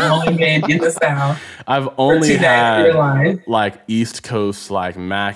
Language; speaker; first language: English; early bilingual, other home language; Igbo